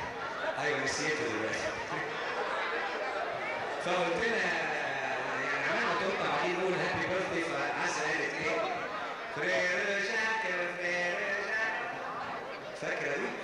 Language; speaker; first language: Arabic; native; Arabic